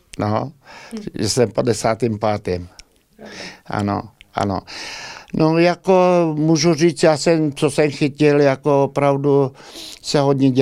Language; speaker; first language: Czech; early bilingual, heritage; Czech